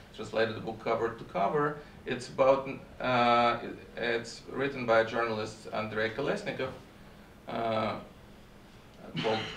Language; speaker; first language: English; non-native, fluent; Russian